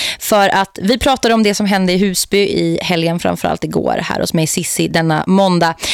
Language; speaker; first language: Swedish; native; Swedish